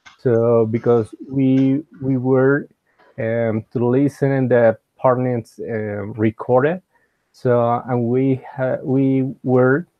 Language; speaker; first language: English; non-native, learner; Spanish